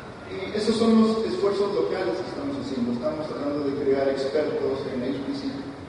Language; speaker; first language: Spanish; native; Spanish